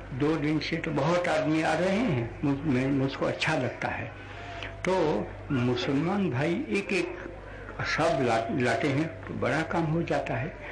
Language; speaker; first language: Hindi; non-native, local second language; Gujarati